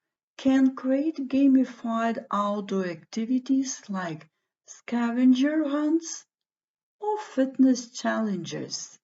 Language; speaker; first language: English; non-native, fluent; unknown